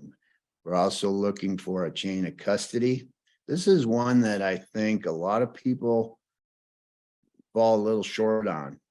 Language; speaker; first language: English; native; English